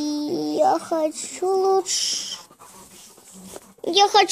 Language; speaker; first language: Russian; native; Russian